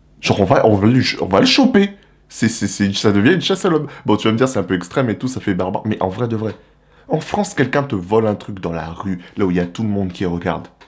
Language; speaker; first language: French; native; French